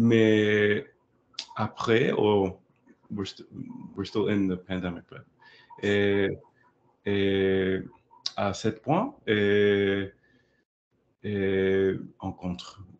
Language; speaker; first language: French; non-native, learner; English